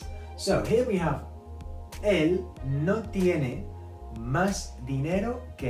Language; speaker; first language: Spanish; non-native, fluent; English